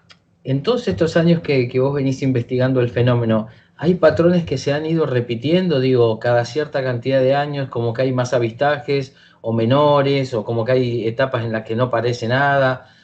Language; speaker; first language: Spanish; native; Spanish